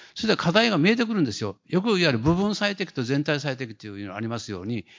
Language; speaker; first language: Japanese; native; Japanese